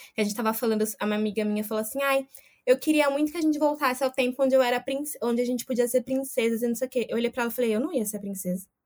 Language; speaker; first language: Portuguese; native; Portuguese